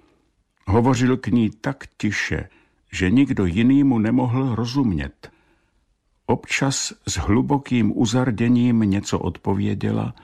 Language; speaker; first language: Czech; native; Czech